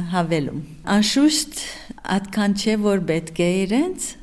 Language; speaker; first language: Armenian; early bilingual, heritage; Arabic